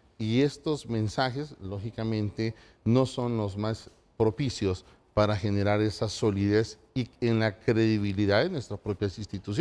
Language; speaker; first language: Spanish; native; Spanish